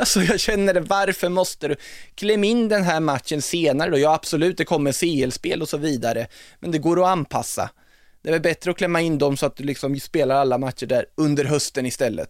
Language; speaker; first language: Swedish; native; Swedish